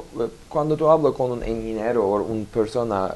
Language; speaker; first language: Spanish; non-native, learner; Turkish